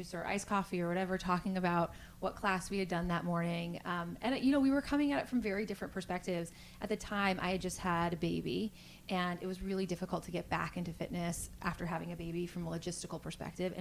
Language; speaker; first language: English; native; English